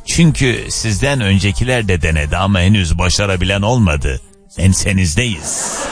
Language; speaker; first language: Turkish; native; Turkish